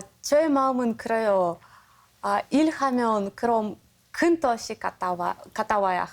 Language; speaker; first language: Korean; non-native, learner; Russian